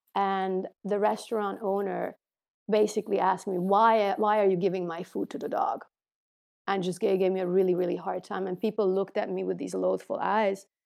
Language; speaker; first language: English; non-native, fluent; Romanian